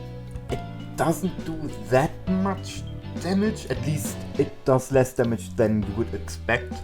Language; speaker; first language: English; non-native, fluent; German